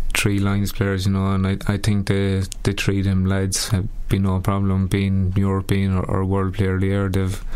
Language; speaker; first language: English; native; English